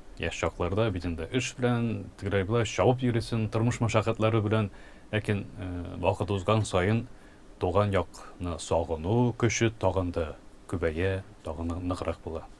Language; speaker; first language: Tatar; early bilingual, heritage; Tatar